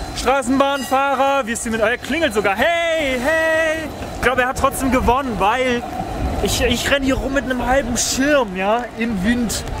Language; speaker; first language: German; native; German